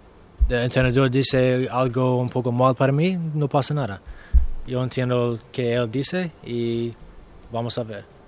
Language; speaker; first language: Spanish; non-native, learner; English